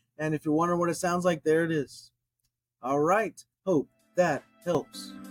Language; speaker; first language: English; native; English